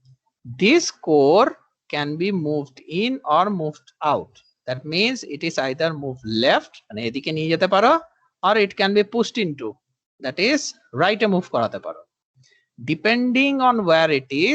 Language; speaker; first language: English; non-native, local second language; Bangla